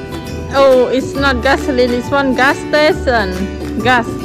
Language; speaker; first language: English; non-native, learner; Khmer